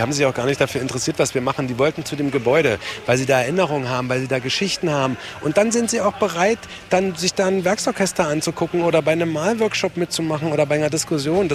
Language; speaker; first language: German; native; German